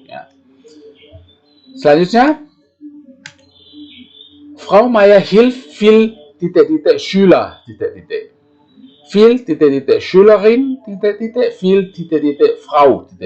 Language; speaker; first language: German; non-native, fluent; Indonesian